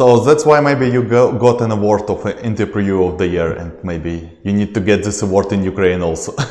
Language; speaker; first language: English; non-native, learner; Ukrainian